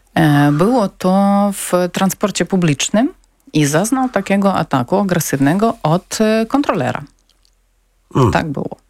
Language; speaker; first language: Polish; non-native, fluent; Ukrainian